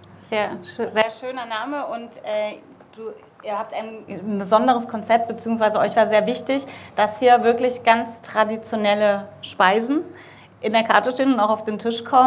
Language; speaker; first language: German; native; German